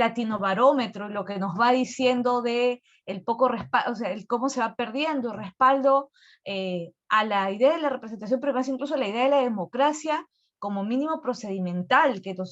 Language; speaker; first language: Spanish; native; Spanish